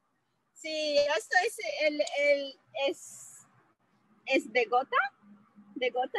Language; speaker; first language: Spanish; non-native, fluent; English